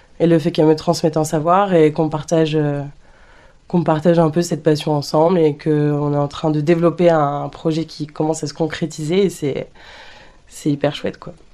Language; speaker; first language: French; native; French